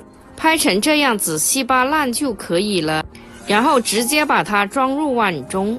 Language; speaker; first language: Chinese; native; Chinese